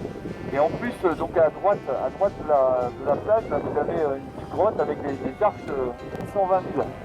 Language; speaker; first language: French; native; French